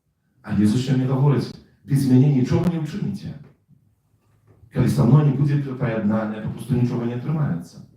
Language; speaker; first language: Polish; non-native, learner; Russian